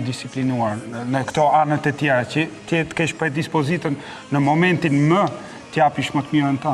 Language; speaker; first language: Albanian; native; Albanian